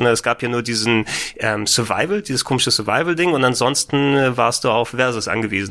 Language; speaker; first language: German; native; German